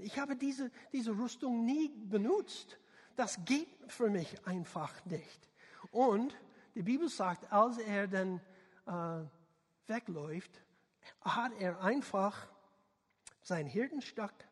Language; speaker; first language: German; non-native, learner; English